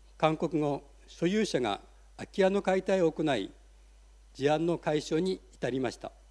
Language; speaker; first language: Japanese; native; Japanese